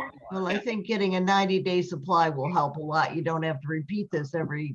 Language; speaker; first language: English; native; English